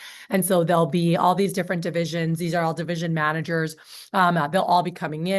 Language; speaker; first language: English; native; English